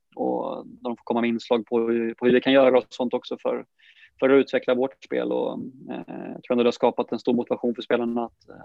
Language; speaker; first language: Swedish; native; Swedish